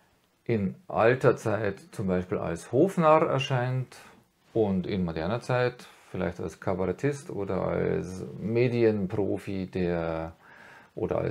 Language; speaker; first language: German; native; German